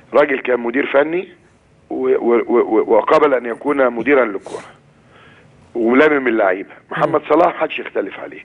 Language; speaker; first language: Arabic; native; Arabic